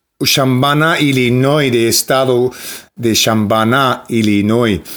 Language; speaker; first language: Spanish; non-native, learner; English